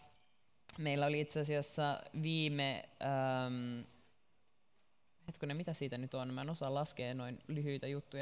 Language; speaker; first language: Finnish; native; Finnish